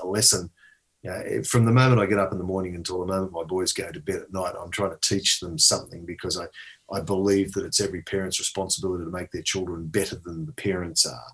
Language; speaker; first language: English; native; English